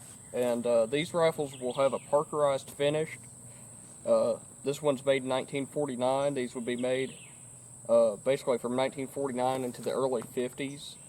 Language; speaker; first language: English; native; English